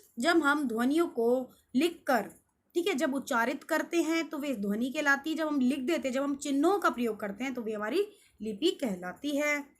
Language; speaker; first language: Hindi; native; Hindi